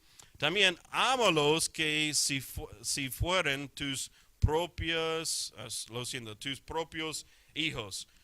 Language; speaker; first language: Spanish; non-native, fluent; English